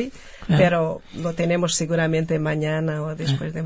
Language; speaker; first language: Spanish; non-native, fluent; Portuguese